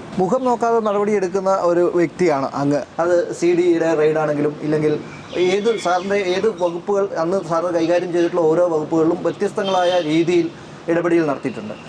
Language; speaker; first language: Malayalam; native; Malayalam